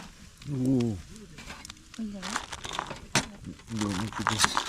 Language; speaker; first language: Japanese; native; Japanese